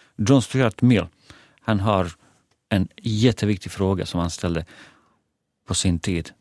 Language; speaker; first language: Swedish; non-native, fluent; Bosnian